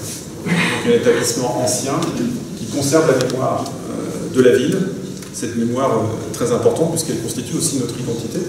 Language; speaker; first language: French; native; French